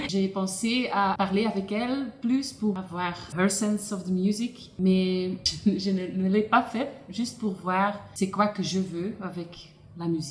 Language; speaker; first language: French; non-native, local second language; Dutch